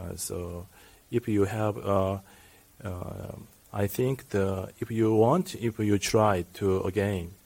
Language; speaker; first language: English; non-native, learner; Korean